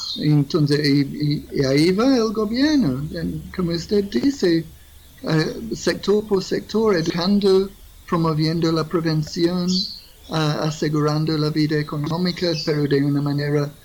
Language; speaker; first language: Spanish; non-native, fluent; English